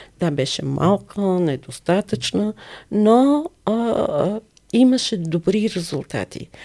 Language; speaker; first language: Bulgarian; non-native, fluent; Arabic